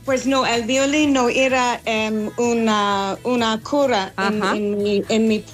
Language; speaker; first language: Spanish; non-native, learner; English